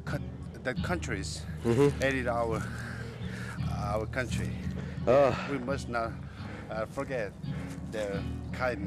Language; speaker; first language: English; non-native, learner; Korean